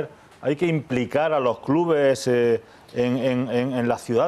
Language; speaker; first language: Spanish; native; Spanish